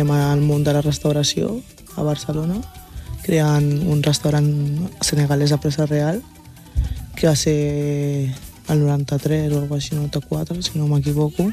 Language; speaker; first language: Catalan; early bilingual, other home language; Wolof